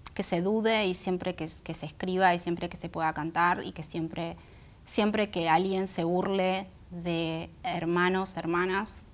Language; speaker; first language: Spanish; non-native, local second language; Guarani